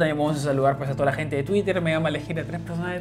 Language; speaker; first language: Spanish; native; Spanish